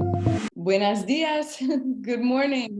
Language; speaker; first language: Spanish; non-native, learner; English